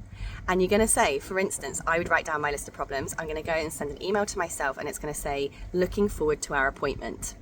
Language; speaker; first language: English; native; English